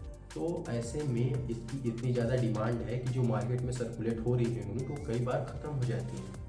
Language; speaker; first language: Hindi; native; Hindi